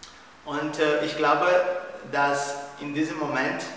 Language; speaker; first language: German; non-native, learner; Portuguese